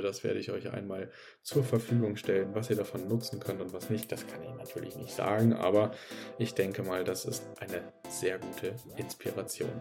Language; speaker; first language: German; native; German